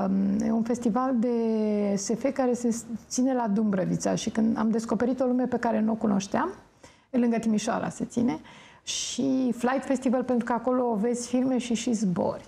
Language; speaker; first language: Romanian; native; Romanian